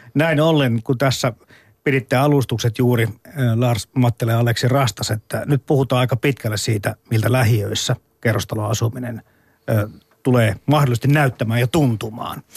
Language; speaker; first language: Finnish; native; Finnish